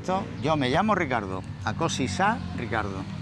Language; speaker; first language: Spanish; native; Spanish